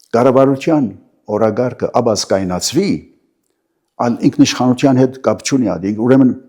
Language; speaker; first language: Armenian; early bilingual, heritage; Armenian